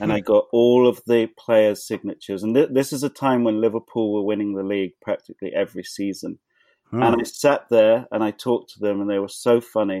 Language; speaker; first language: English; native; English